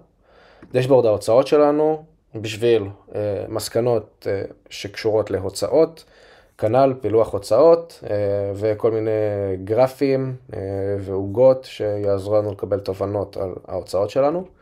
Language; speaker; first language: Hebrew; native; Hebrew